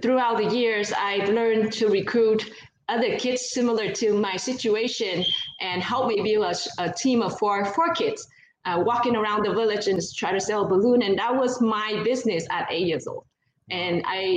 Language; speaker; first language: English; non-native, fluent; Vietnamese